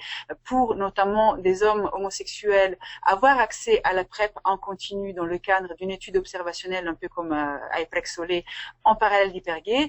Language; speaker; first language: French; native; French